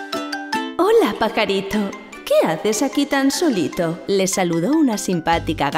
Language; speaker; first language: Spanish; native; Spanish